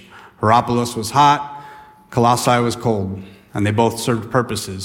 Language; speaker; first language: English; native; English